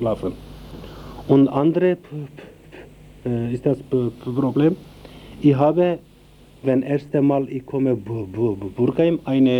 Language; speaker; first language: German; non-native, learner; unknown